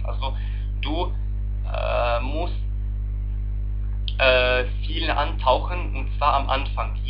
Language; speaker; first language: German; non-native, learner; Arabic